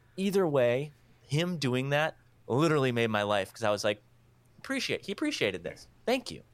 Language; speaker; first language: English; native; English